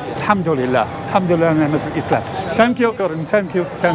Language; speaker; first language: English; non-native, learner; Arabic